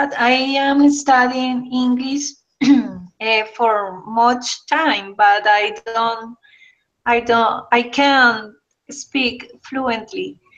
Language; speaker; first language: English; non-native, learner; Spanish